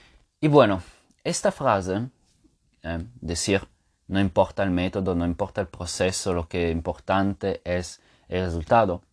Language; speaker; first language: Spanish; non-native, fluent; Italian